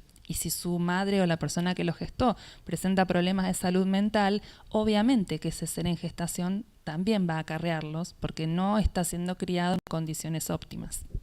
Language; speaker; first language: Spanish; native; Spanish